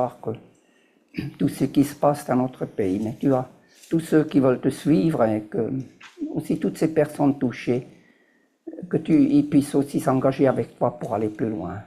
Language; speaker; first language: French; native; French